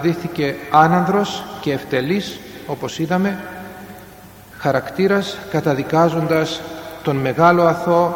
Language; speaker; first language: Greek; native; Greek